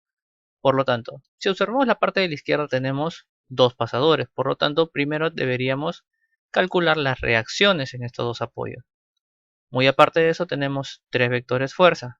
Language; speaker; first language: Spanish; native; Spanish